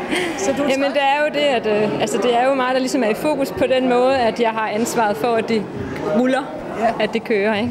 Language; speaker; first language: Danish; native; Danish